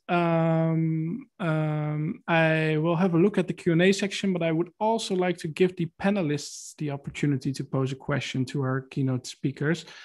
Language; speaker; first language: English; non-native, fluent; Dutch